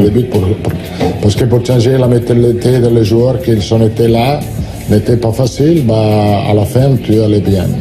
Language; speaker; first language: French; non-native, fluent; Italian